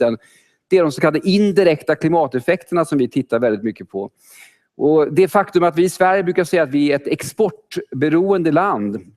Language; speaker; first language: Swedish; native; Swedish